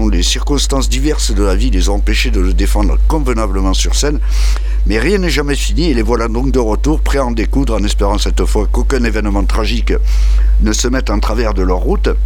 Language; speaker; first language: French; native; French